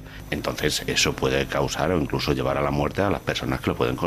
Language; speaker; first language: Spanish; native; Spanish